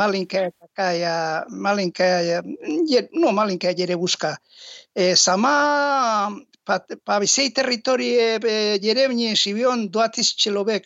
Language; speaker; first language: Russian; non-native, learner; Basque